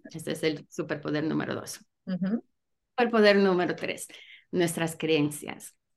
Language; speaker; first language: Spanish; early bilingual, heritage; Spanish